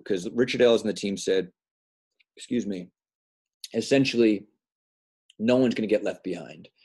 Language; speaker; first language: English; native; English